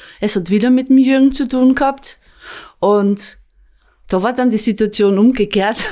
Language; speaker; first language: German; native; German